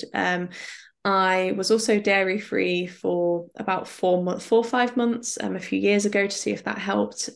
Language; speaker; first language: English; native; English